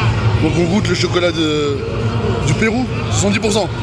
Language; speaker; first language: French; native; French